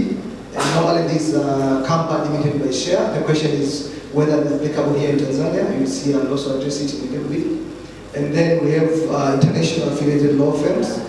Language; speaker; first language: English; non-native, local second language; Swahili